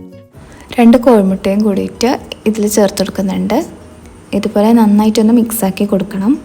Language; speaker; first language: Malayalam; native; Malayalam